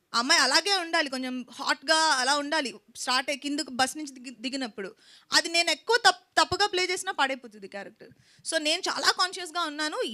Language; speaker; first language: Telugu; native; Telugu